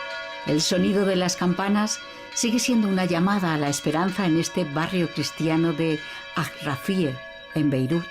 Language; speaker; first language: Spanish; native; Spanish